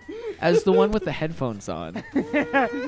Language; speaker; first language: English; native; English